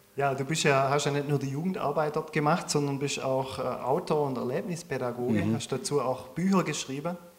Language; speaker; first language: German; native; German